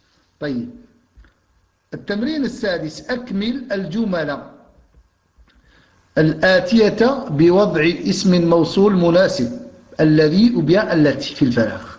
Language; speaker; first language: Arabic; non-native, fluent; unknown